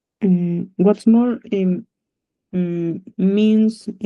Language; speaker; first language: English; non-native, learner; Spanish